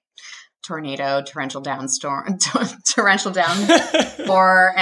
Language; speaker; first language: English; native; English